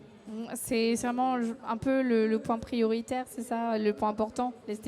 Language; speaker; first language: French; native; French